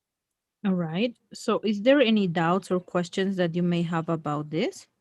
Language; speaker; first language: English; non-native, fluent; Spanish